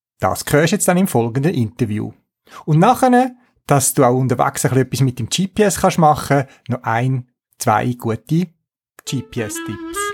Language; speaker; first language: German; native; German